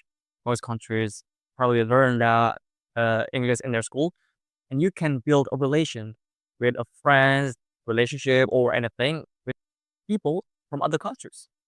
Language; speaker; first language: English; non-native, fluent; Indonesian